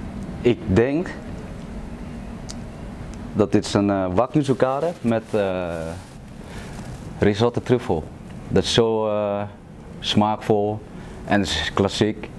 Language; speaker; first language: Dutch; non-native, fluent; Thai